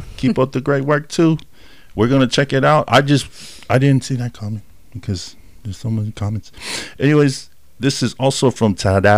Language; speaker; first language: English; native; English